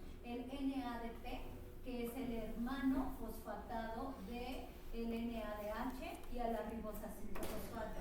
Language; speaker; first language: Spanish; native; Spanish